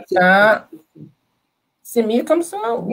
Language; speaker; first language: French; non-native, learner; English